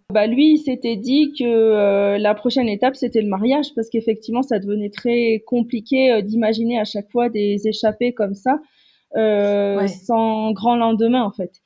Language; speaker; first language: French; native; French